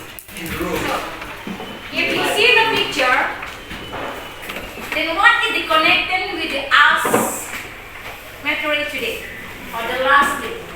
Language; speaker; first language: English; non-native, learner; Indonesian